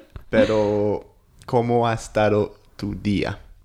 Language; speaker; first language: Spanish; non-native, fluent; English